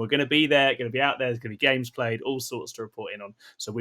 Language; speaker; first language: English; native; English